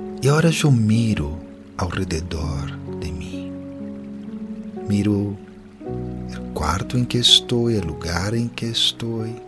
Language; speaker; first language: Spanish; non-native, fluent; Portuguese